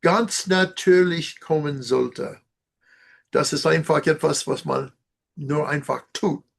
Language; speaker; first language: German; non-native, learner; English